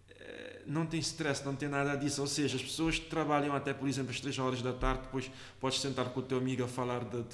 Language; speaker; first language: Portuguese; non-native, local second language; Kabuverdianu